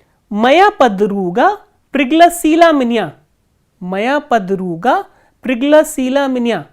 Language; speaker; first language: Russian; non-native, fluent; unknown